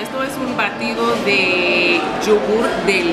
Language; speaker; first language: Spanish; non-native, learner; English